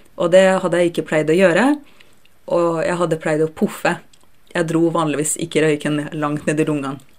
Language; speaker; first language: Norwegian; early bilingual, other home language; Russian